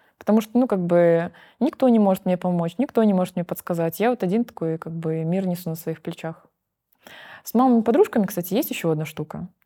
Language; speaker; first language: Russian; native; Russian